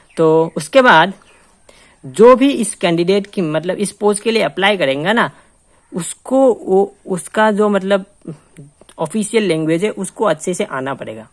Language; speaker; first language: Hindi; non-native, local second language; Assamese